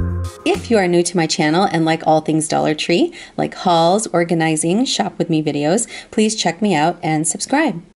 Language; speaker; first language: English; native; English